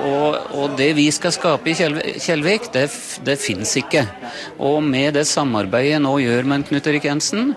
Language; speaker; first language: Norwegian; native; Norwegian